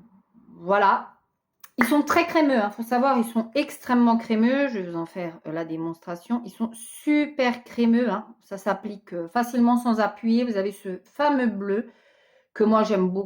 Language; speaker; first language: French; native; French